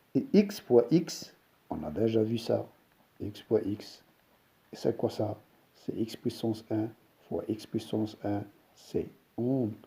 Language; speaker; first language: French; non-native, local second language; Arabic